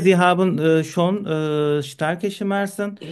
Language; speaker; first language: German; non-native, learner; Turkish